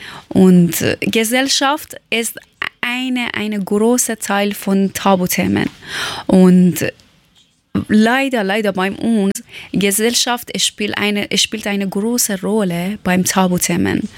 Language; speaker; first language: German; non-native, learner; Persian